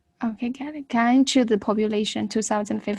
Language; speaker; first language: English; non-native, learner; Chinese